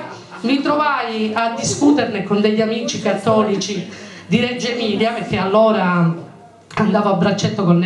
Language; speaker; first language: Italian; native; Italian